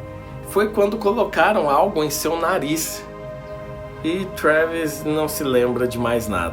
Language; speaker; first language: Portuguese; native; Portuguese